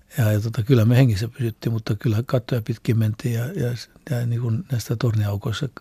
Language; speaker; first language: Finnish; non-native, local second language; Swedish